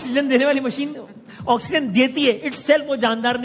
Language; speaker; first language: Urdu; native; Urdu